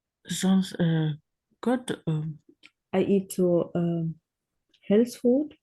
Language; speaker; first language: English; non-native, learner; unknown